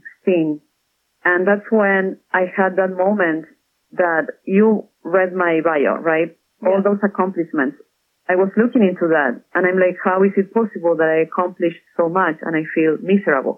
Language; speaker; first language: English; non-native, fluent; Spanish